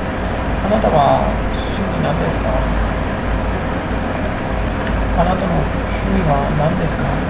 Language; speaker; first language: Japanese; non-native, learner; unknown